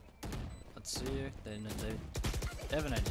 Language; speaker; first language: English; native; English